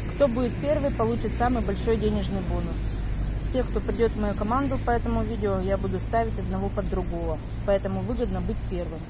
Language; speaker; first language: Russian; native; Russian